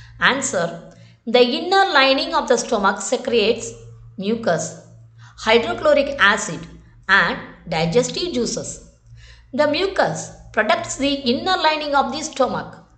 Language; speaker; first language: English; non-native, local second language; Tamil